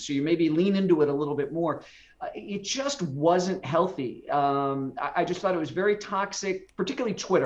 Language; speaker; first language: English; native; English